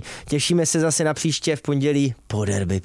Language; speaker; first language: Czech; native; Czech